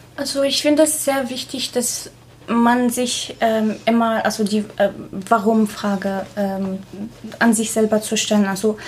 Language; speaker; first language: German; non-native, fluent; Arabic